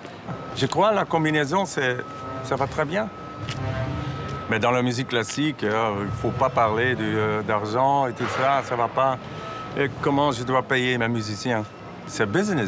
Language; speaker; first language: French; non-native, fluent; Dutch